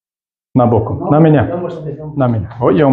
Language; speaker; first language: Russian; non-native, local second language; Tajik